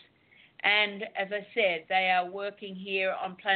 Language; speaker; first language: English; native; English